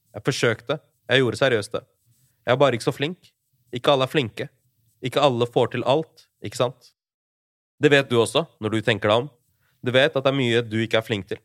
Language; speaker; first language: Norwegian; early bilingual, other home language; Urdu